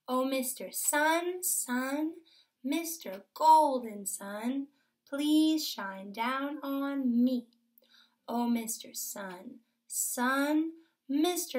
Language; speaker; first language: French; native; French